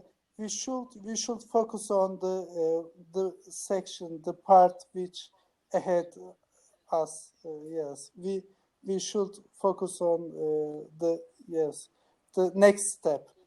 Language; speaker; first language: English; non-native, learner; Turkish